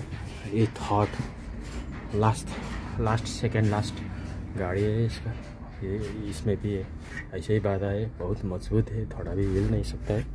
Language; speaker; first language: Hindi; non-native, learner; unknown